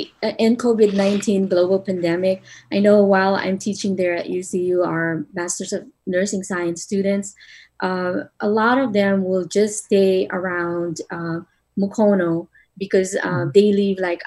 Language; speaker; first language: English; non-native, local second language; Filipino